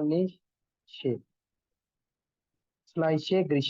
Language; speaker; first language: German; non-native, learner; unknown